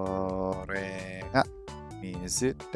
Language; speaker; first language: Japanese; non-native, learner; English